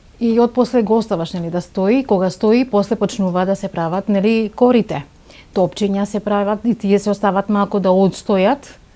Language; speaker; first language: Macedonian; non-native, local second language; Romany